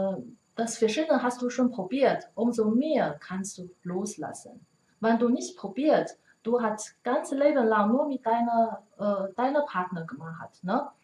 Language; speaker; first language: German; non-native, learner; Chinese